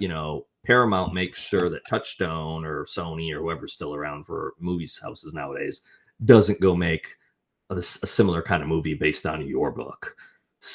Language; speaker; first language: English; native; English